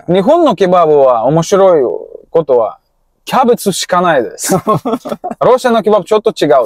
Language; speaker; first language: Japanese; non-native, learner; Russian